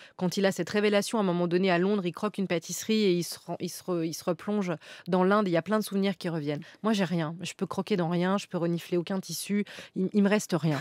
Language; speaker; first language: French; native; French